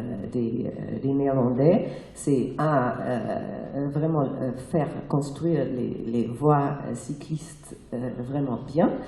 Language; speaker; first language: French; non-native, fluent; German